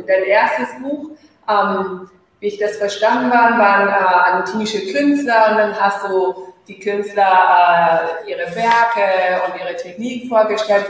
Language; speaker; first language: German; non-native, fluent; Spanish